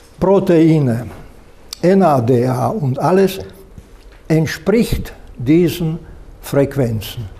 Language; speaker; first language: German; non-native, fluent; Slovak